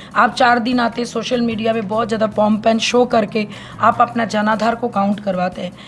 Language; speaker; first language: Hindi; non-native, local second language; Bangla